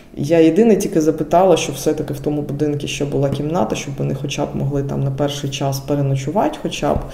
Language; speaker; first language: Ukrainian; non-native, local second language; Russian